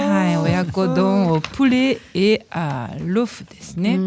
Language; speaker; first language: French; non-native, fluent; Japanese